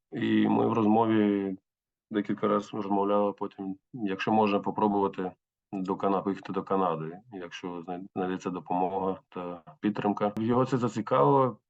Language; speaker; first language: Ukrainian; non-native, local second language; Russian